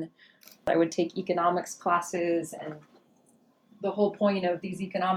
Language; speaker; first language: English; native; English